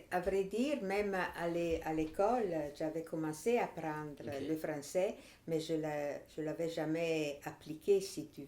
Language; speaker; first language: French; non-native, fluent; Italian